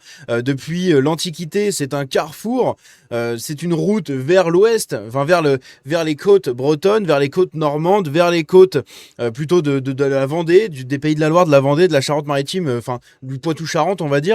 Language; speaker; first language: French; native; French